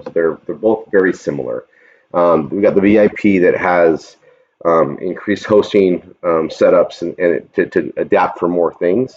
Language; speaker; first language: English; native; English